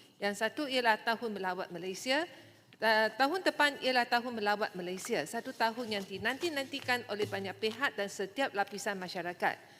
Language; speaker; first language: Malay; non-native, local second language; Chinese